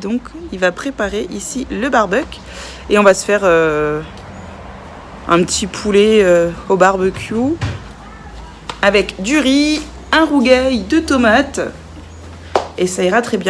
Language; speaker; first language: French; native; French